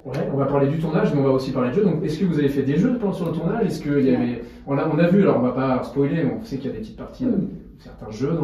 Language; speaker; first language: French; native; French